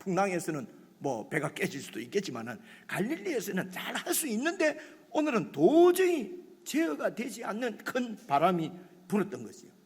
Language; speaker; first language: Korean; native; Korean